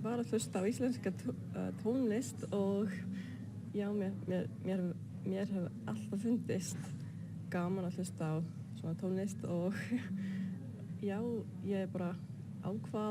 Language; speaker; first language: Icelandic; non-native, learner; English